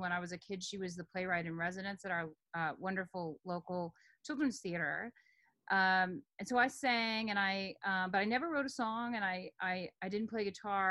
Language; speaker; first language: English; native; English